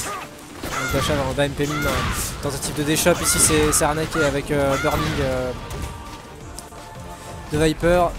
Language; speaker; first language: French; native; French